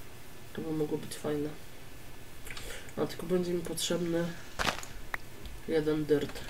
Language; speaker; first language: Polish; native; Polish